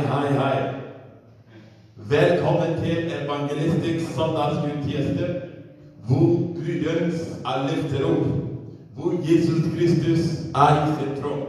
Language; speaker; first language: Norwegian; non-native, fluent; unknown